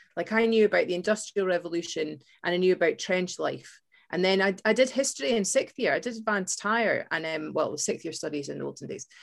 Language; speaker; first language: English; native; English